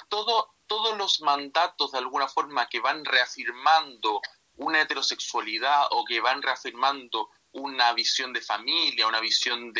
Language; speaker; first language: Spanish; native; Spanish